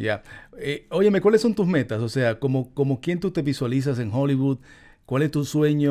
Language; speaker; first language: Spanish; native; Spanish